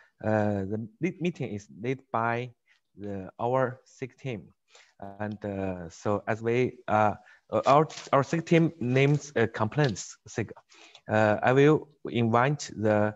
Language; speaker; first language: English; non-native, learner; Chinese